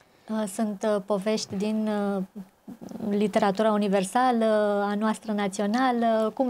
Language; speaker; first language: Romanian; native; Romanian